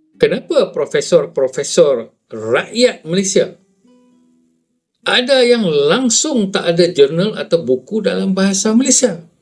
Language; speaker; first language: Malay; native; Malay